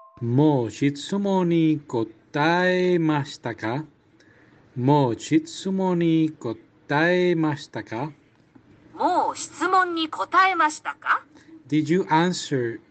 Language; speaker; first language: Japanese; non-native, learner; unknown